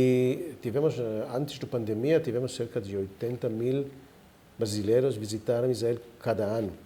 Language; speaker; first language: Portuguese; non-native, fluent; Hebrew